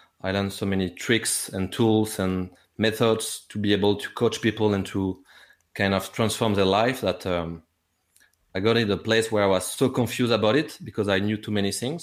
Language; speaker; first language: English; non-native, fluent; French